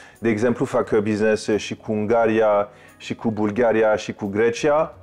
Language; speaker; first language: Romanian; non-native, fluent; French